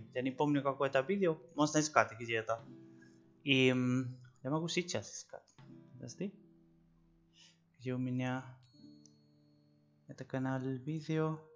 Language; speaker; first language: Russian; non-native, learner; Spanish